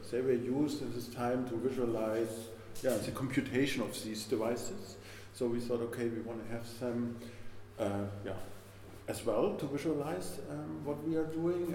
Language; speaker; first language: English; non-native, fluent; German